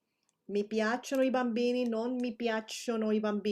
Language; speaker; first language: Italian; non-native, fluent; Spanish